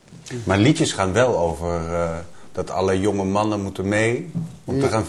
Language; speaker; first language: Dutch; native; Dutch